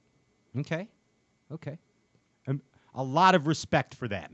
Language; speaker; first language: English; native; English